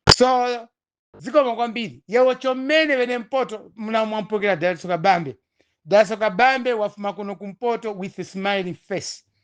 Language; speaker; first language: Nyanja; non-native, local second language; Tumbuka